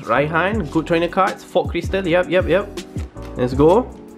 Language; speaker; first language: English; non-native, local second language; Malay